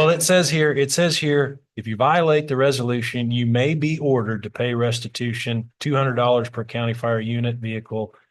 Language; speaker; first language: English; native; English